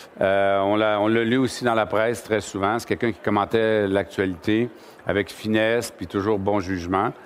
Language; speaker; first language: French; native; French